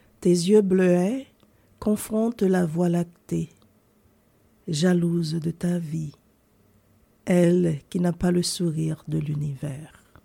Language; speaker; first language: French; non-native, local second language; Haitian Creole